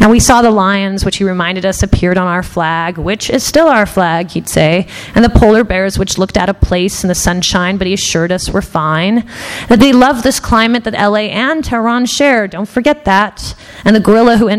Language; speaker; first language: English; early bilingual, other home language; Persian